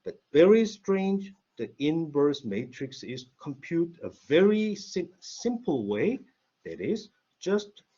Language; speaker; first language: English; non-native, fluent; Korean